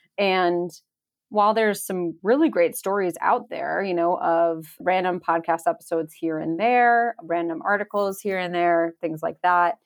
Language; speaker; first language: English; native; English